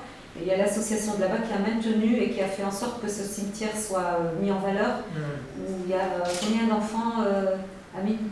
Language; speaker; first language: French; native; French